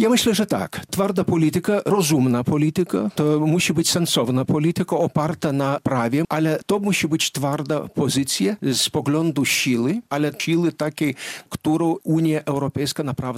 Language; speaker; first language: Polish; non-native, fluent; Lithuanian